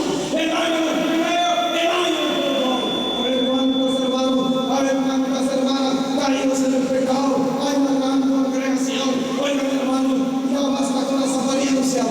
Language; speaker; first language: Spanish; native; Spanish